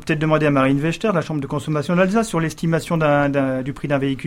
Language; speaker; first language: French; native; French